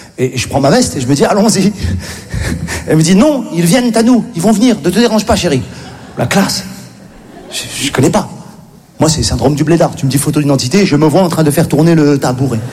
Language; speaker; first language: French; native; French